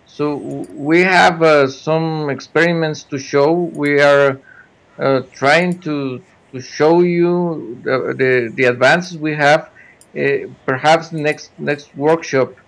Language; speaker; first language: English; non-native, fluent; Spanish